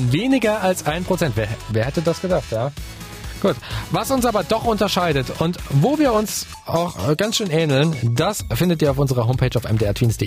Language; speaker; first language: German; native; German